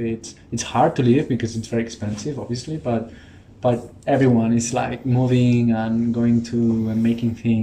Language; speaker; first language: English; non-native, fluent; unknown